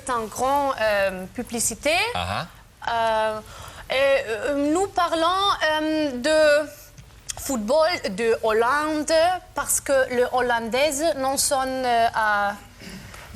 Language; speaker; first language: French; non-native, learner; German